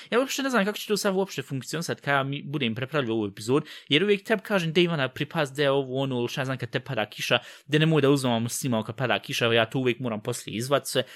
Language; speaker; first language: Bosnian; early bilingual, heritage; Bosnian